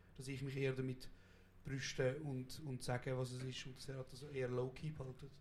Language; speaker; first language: German; early bilingual, other home language; Kurdish